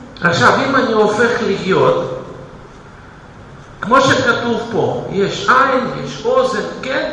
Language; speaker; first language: Hebrew; non-native, fluent; Russian